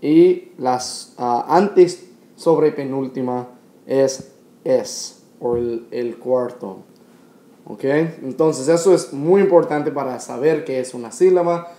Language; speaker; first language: Spanish; non-native, fluent; English